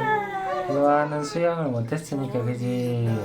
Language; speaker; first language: Korean; native; Korean